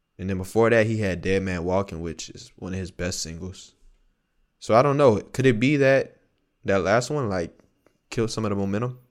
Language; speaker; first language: English; native; English